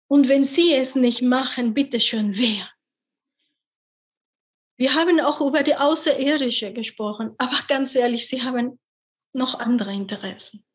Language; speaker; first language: German; non-native, fluent; Spanish